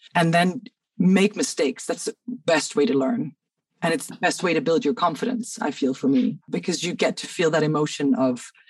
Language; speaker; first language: English; early bilingual, other home language; Danish